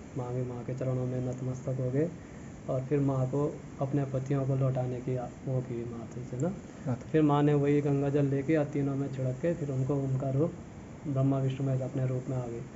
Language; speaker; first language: Hindi; native; Hindi